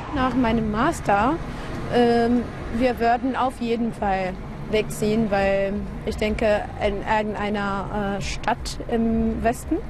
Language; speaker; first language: German; non-native, fluent; Arabic